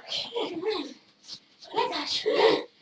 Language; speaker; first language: German; native; German